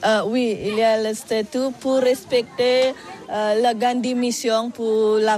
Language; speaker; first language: French; non-native, learner; Balinese